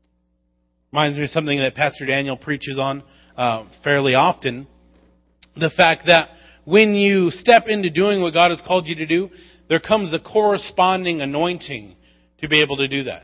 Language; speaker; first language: English; native; English